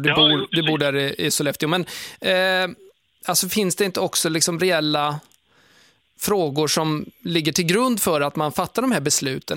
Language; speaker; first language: Swedish; native; Swedish